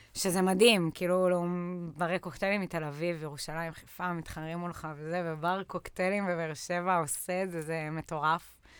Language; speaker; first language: Hebrew; native; Hebrew